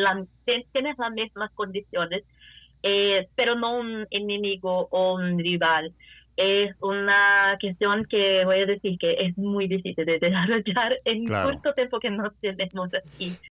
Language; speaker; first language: Spanish; non-native, fluent; Portuguese